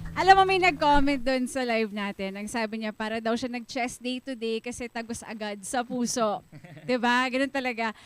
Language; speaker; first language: Filipino; native; Filipino